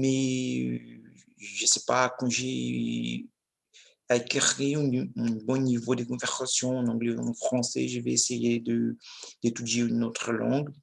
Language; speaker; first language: French; non-native, learner; Portuguese